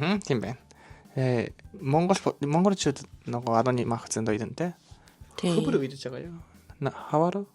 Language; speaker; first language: Mongolian; non-native, learner; Japanese